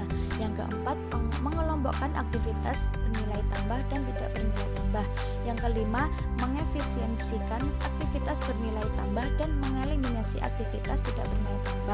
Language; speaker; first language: Indonesian; native; Indonesian